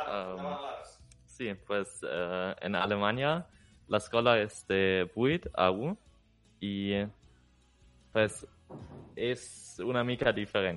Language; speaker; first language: Catalan; non-native, learner; German